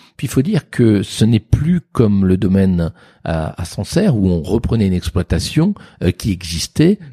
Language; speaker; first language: French; native; French